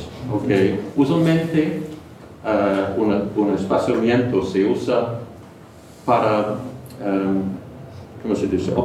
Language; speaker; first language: Spanish; non-native, fluent; English